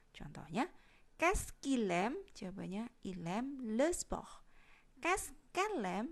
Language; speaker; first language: French; non-native, fluent; Indonesian